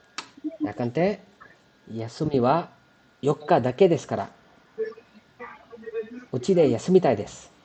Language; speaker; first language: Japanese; non-native, fluent; Kannada